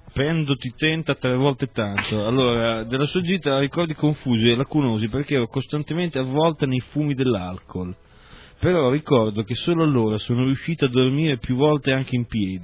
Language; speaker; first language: Italian; native; Italian